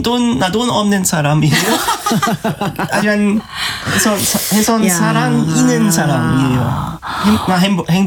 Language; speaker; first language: Korean; non-native, learner; German